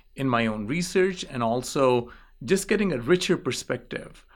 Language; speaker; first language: English; non-native, local second language; Urdu